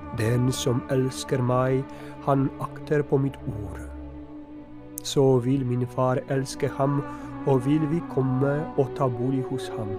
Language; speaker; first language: Norwegian; non-native, fluent; Polish